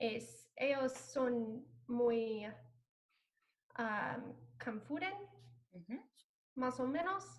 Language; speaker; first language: Spanish; non-native, learner; English